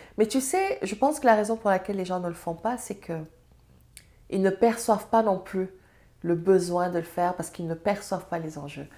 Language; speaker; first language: French; non-native, local second language; Serer